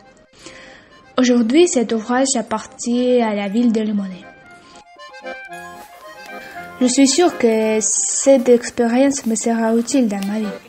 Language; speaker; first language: French; non-native, learner; Russian